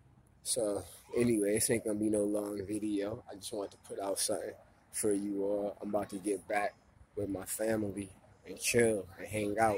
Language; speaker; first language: English; native; English